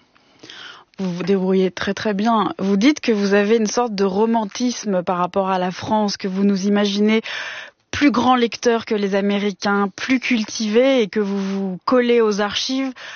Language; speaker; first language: French; native; French